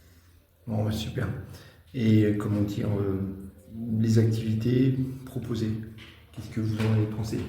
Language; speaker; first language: French; native; French